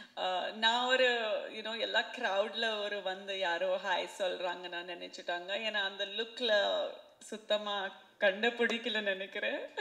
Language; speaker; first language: Tamil; non-native, fluent; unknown